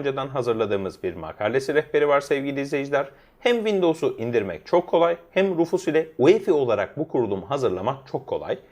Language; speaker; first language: Turkish; native; Turkish